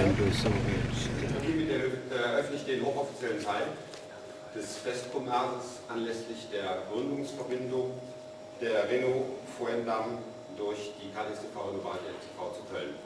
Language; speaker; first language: German; native; German